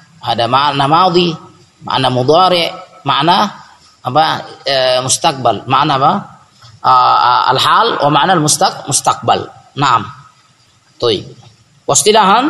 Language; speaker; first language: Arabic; non-native, fluent; Indonesian